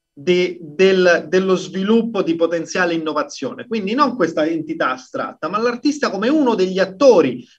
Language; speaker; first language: Italian; native; Italian